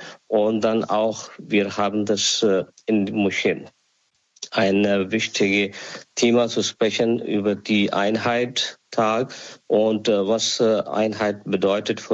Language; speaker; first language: German; non-native, learner; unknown